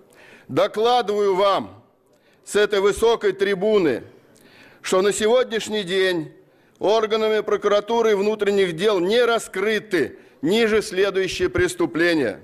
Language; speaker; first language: Russian; native; Russian